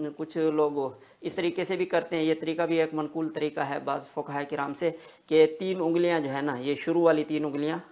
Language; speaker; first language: Urdu; native; Urdu